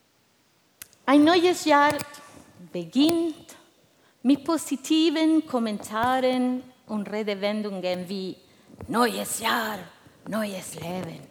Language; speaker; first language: German; non-native, fluent; Spanish